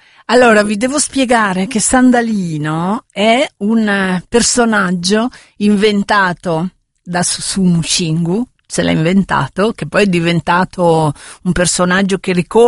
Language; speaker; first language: Italian; native; Italian